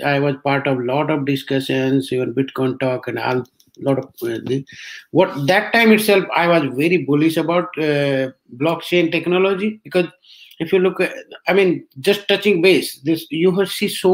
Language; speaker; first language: English; non-native, local second language; Hindi